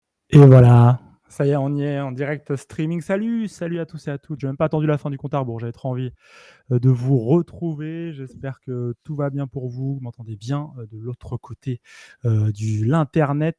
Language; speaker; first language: French; native; French